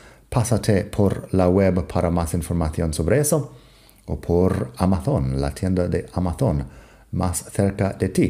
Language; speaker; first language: Spanish; non-native, fluent; English